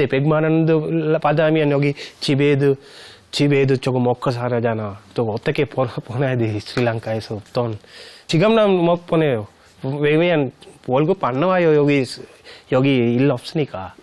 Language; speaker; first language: Korean; non-native, learner; Sinhala